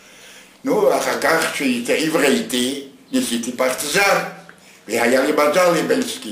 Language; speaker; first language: Hebrew; non-native, fluent; Yiddish